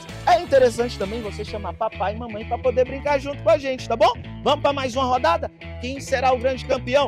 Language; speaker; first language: Portuguese; native; Portuguese